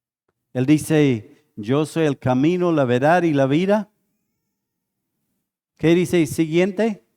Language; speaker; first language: Spanish; non-native, fluent; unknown